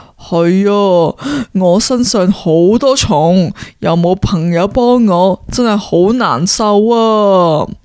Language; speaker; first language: Cantonese; early bilingual, heritage; Cantonese